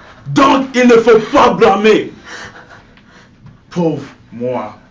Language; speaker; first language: French; non-native, learner; English